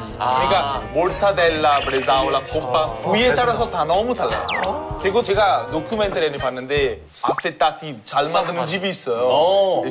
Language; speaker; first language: Korean; non-native, fluent; Italian